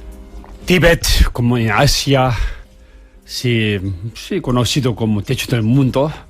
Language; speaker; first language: Spanish; non-native, learner; Tibetan